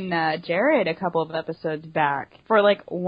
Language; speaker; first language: English; native; English